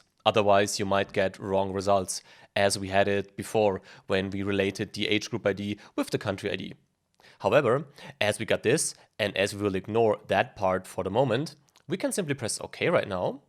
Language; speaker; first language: English; non-native, fluent; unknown